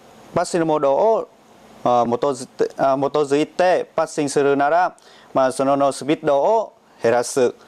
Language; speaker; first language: Japanese; non-native, learner; Vietnamese